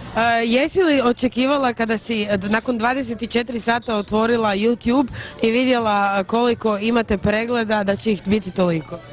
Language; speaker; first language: Croatian; native; Croatian